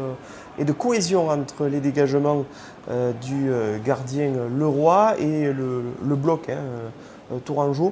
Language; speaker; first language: French; native; French